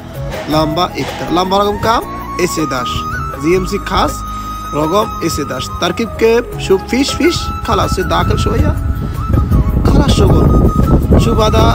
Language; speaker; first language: Arabic; non-native, learner; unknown